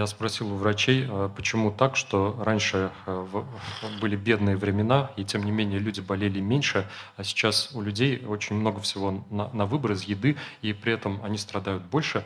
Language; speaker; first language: Russian; native; Russian